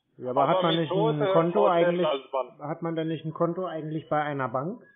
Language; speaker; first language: German; native; German